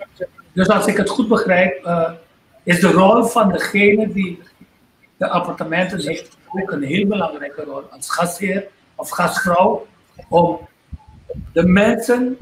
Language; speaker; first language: Dutch; non-native, local second language; Papiamento